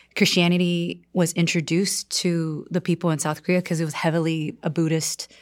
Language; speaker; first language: English; non-native, fluent; Korean